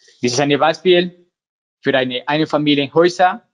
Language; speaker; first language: German; non-native, learner; Spanish